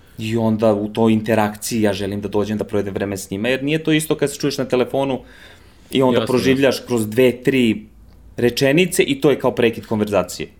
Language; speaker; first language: Serbian; early bilingual, heritage; Serbian